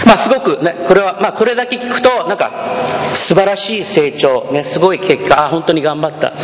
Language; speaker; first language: Japanese; early bilingual, heritage; Japanese